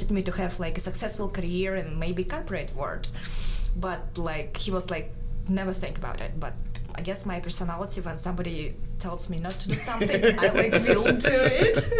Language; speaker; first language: English; non-native, fluent; Kazakh